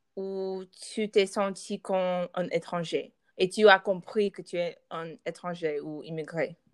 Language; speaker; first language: French; non-native, learner; Russian